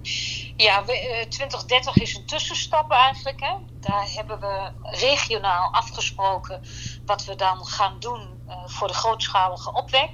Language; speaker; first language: Dutch; native; Dutch